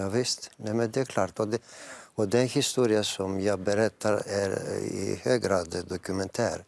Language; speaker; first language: Swedish; non-native, fluent; Greek